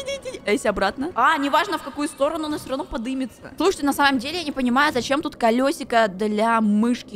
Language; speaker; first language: Russian; native; Russian